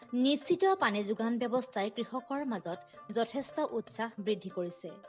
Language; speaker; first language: Assamese; native; Assamese